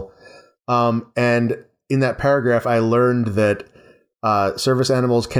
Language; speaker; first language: English; native; English